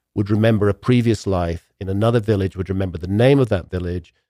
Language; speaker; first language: English; native; English